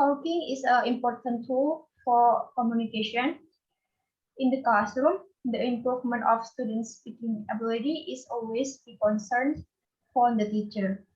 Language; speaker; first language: English; non-native, fluent; Indonesian